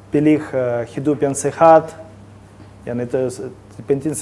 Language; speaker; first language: Indonesian; non-native, learner; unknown